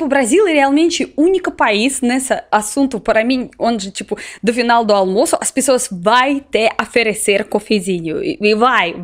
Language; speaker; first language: Portuguese; non-native, learner; Russian